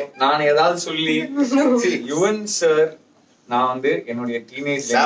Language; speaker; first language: Tamil; native; Tamil